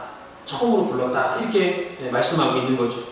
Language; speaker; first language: Korean; native; Korean